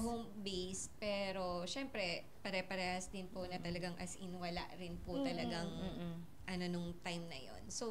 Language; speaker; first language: Filipino; native; Filipino